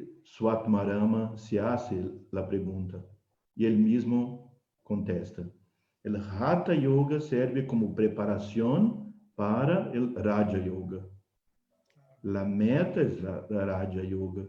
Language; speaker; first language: Spanish; non-native, fluent; Portuguese